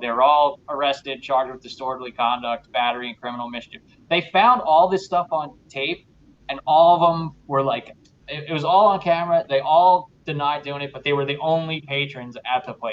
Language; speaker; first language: English; native; English